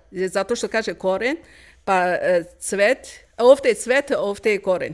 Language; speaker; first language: Croatian; non-native, learner; Chinese